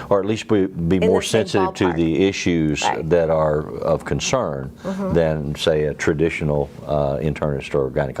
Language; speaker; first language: English; native; English